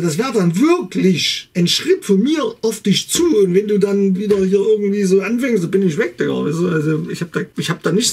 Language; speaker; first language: German; native; German